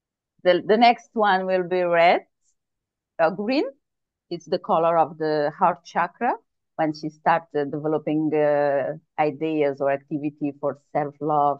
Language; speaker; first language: English; non-native, learner; Serbian